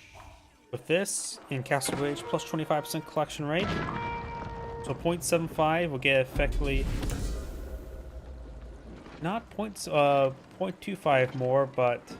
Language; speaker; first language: English; native; English